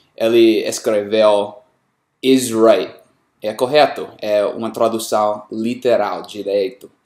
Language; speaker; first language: Portuguese; non-native, learner; English